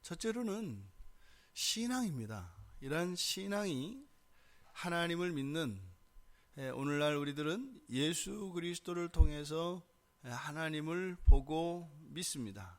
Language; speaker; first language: Korean; native; Korean